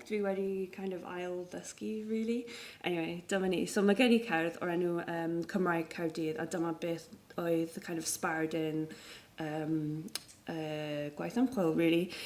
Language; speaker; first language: Welsh; non-native, local second language; English